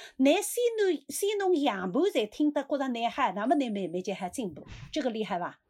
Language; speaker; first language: Chinese; native; Chinese